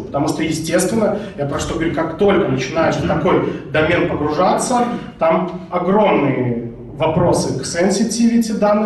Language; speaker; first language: Russian; native; Russian